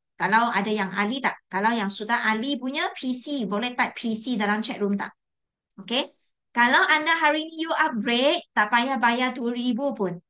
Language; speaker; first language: Malay; non-native, local second language; Chinese